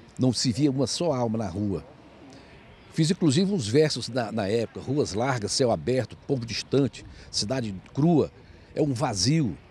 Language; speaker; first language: Portuguese; native; Portuguese